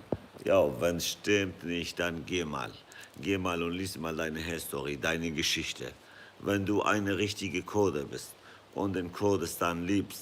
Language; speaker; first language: German; non-native, fluent; Kurdish